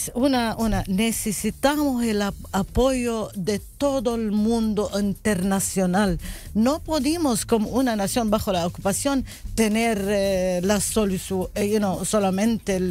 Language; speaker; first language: Spanish; non-native, learner; Arabic